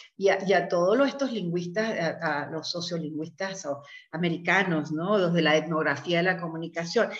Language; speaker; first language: Spanish; native; Spanish